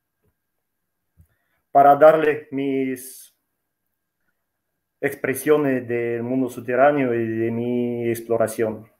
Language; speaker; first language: Spanish; non-native, fluent; Russian